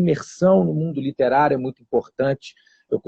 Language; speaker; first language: Portuguese; native; Portuguese